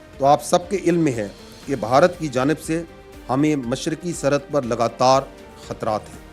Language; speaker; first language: Urdu; native; Urdu